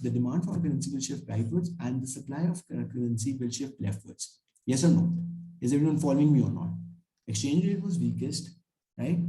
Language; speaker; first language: English; non-native, local second language; Urdu